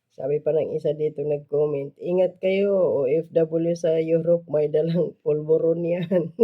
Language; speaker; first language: Filipino; native; Filipino